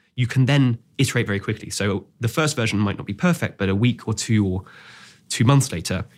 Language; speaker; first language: English; native; English